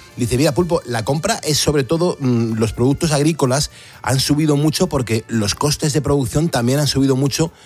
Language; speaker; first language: Spanish; native; Spanish